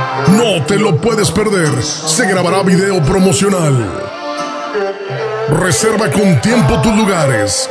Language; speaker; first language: Spanish; native; Spanish